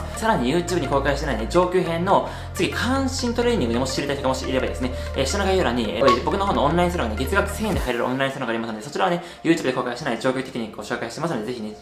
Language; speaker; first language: Japanese; native; Japanese